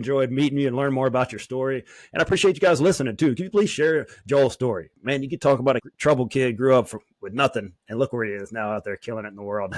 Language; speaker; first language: English; native; English